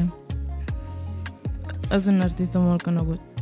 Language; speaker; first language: Catalan; non-native, learner; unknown